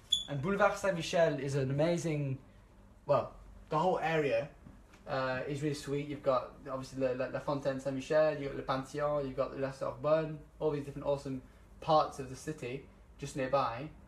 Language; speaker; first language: English; native; English